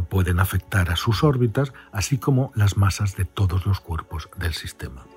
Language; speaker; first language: Spanish; native; Spanish